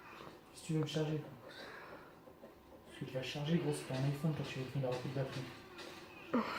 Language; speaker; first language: French; native; French